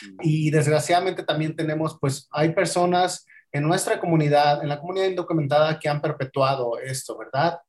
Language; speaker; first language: Spanish; native; Spanish